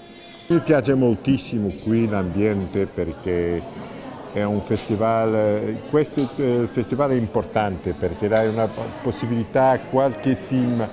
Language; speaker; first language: Italian; non-native, learner; Portuguese